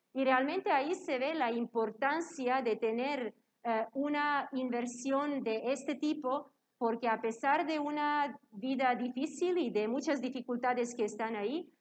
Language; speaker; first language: Spanish; non-native, fluent; Serbian